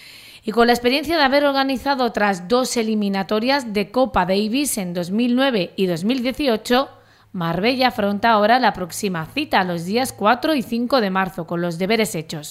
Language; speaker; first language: Spanish; native; Spanish